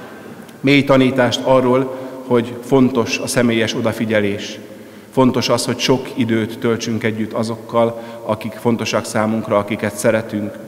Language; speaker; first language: Hungarian; native; Hungarian